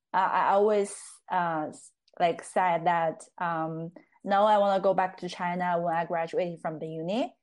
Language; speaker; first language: English; non-native, fluent; Chinese